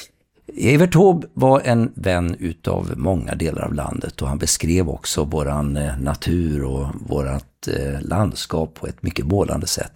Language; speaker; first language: Swedish; native; Swedish